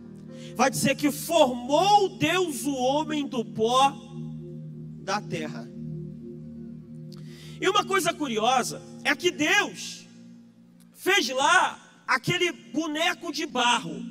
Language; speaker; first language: Portuguese; native; Portuguese